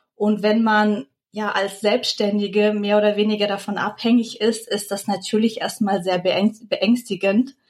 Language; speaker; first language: German; early bilingual, other home language; Russian